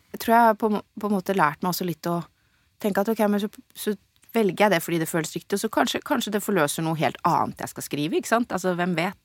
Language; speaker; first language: Norwegian; native; Norwegian